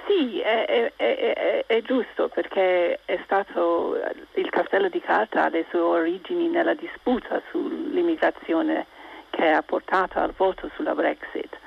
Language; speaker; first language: Italian; non-native, local second language; English